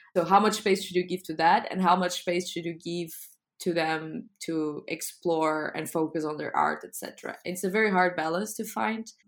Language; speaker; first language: English; non-native, fluent; Portuguese